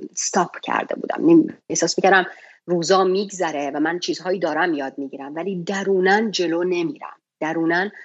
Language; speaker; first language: Persian; native; Persian